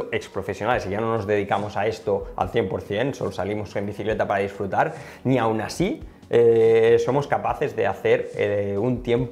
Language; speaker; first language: Spanish; native; Spanish